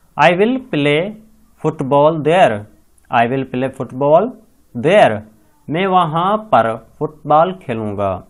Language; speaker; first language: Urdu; non-native, local second language; Sindhi